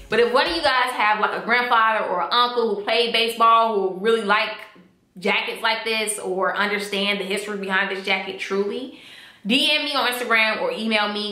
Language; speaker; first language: English; native; English